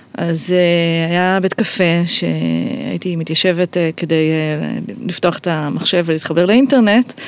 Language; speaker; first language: Hebrew; native; Hebrew